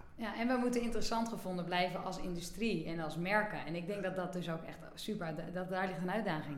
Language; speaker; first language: Dutch; native; Dutch